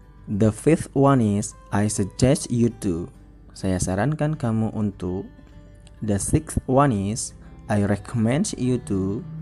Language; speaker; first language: English; non-native, fluent; Indonesian